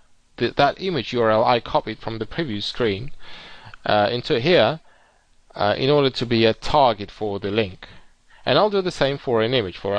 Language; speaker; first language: English; non-native, fluent; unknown